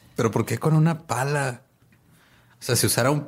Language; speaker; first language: Spanish; native; Spanish